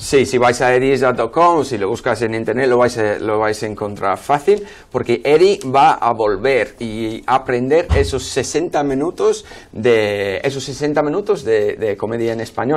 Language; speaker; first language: Spanish; non-native, fluent; English